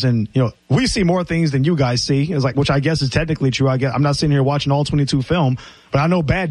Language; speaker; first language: English; native; English